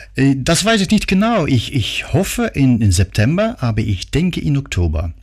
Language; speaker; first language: German; non-native, fluent; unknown